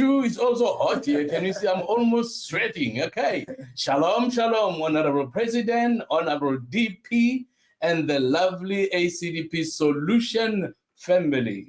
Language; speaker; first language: English; non-native, local second language; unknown